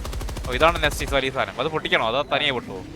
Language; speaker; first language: Malayalam; native; Malayalam